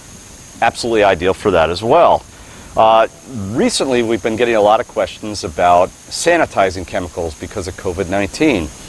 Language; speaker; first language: English; native; English